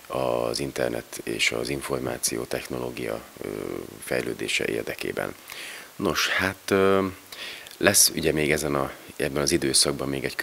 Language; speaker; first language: Hungarian; native; Hungarian